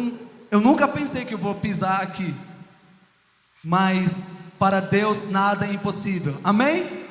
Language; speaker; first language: Portuguese; non-native, local second language; Ticuna